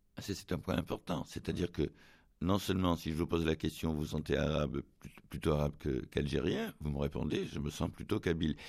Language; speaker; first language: French; native; French